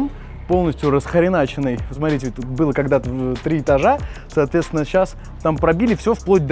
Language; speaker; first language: Russian; native; Russian